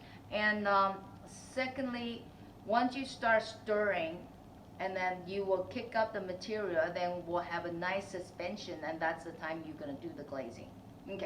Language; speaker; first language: English; non-native, fluent; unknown